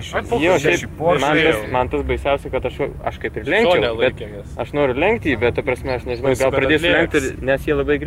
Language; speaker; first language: Lithuanian; native; Lithuanian